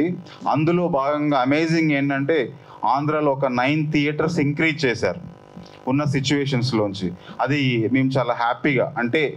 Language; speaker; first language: Telugu; native; Telugu